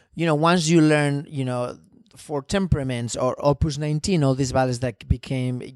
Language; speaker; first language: English; non-native, fluent; Spanish